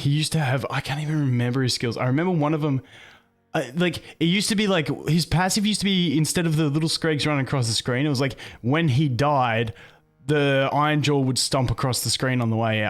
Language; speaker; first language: English; native; English